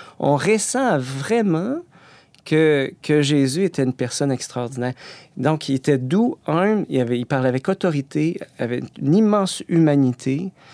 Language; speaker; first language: French; native; French